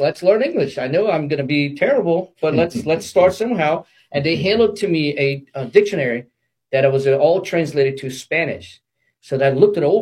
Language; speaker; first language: English; non-native, fluent; Portuguese